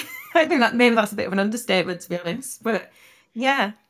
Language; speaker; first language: English; native; English